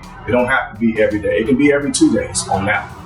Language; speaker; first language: English; native; English